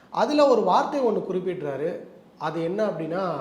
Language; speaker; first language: Tamil; native; Tamil